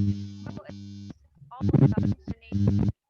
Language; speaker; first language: English; non-native, fluent; Indonesian